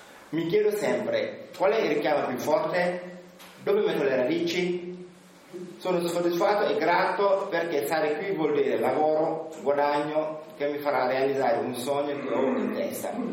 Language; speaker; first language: Italian; non-native, fluent; Wolof